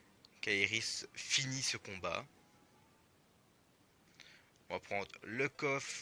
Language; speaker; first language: French; native; French